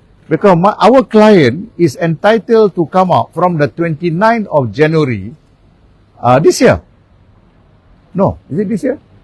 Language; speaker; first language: English; non-native, local second language; Malay